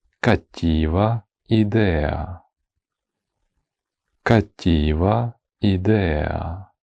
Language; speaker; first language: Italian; non-native, fluent; Ukrainian